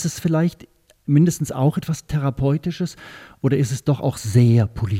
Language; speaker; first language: German; native; German